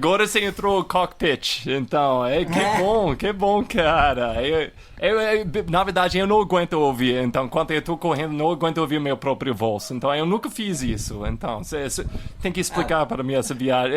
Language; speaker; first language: Portuguese; non-native, fluent; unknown